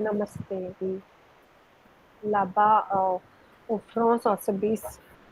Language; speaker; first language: French; non-native, fluent; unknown